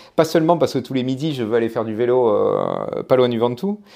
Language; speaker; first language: French; native; French